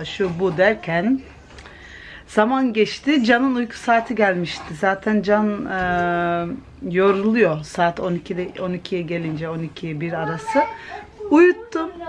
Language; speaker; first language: Turkish; early bilingual, other home language; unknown